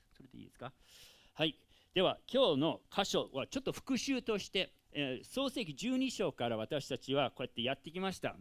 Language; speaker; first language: Japanese; non-native, fluent; English